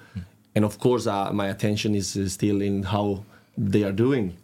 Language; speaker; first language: English; non-native, fluent; Spanish